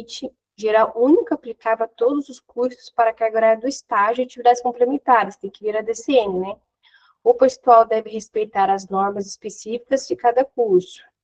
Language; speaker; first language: Portuguese; native; Portuguese